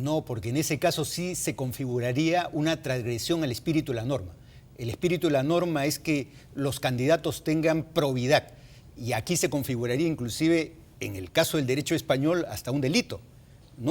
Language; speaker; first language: Spanish; native; Spanish